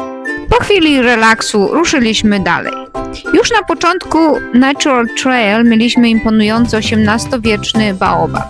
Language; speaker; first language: Polish; native; Polish